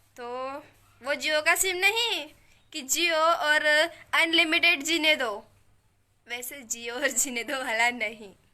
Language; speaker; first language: Hindi; non-native, local second language; Marathi